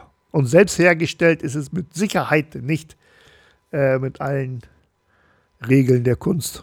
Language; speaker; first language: German; native; German